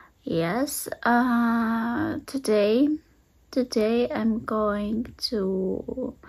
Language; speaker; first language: English; non-native, learner; Russian